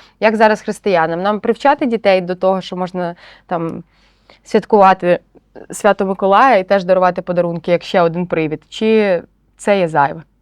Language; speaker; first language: Ukrainian; native; Ukrainian